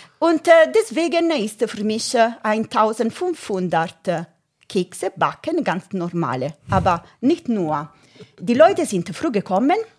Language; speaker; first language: German; non-native, fluent; Italian